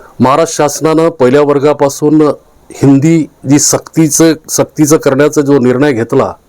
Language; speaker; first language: Marathi; non-native, local second language; Urdu